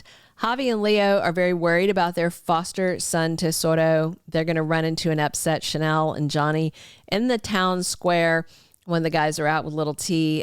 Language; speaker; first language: English; native; English